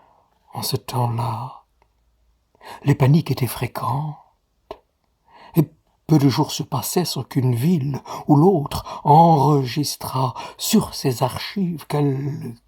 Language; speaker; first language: French; native; French